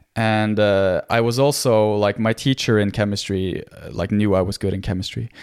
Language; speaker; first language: English; non-native, fluent; Norwegian